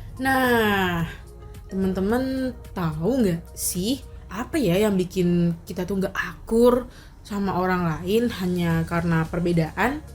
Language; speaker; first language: Indonesian; native; Indonesian